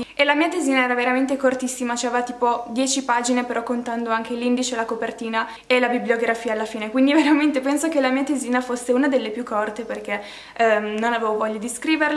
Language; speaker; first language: Italian; native; Italian